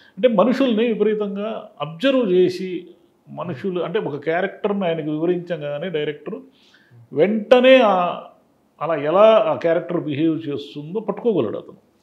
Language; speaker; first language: Telugu; native; Telugu